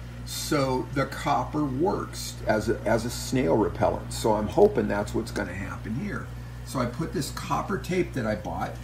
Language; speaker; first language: English; native; English